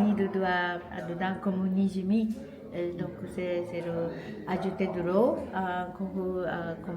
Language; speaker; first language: French; non-native, learner; Japanese